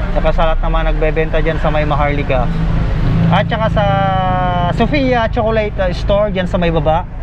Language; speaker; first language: Filipino; native; Filipino